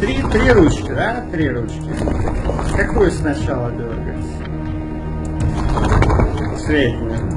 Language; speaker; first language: Russian; native; Russian